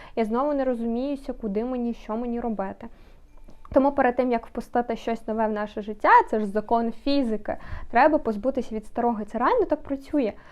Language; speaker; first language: Ukrainian; non-native, local second language; Russian